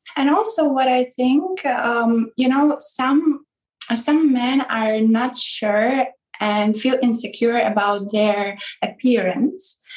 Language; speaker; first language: English; non-native, fluent; Ukrainian